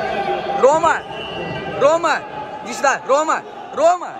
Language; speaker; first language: Russian; native; Russian